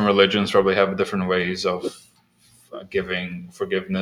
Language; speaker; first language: English; non-native, fluent; Portuguese